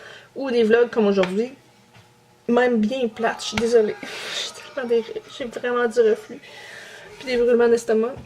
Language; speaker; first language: French; native; French